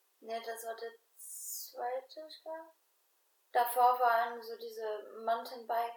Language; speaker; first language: German; non-native, fluent; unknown